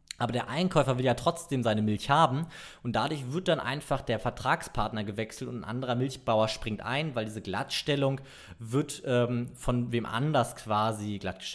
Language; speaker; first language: German; native; German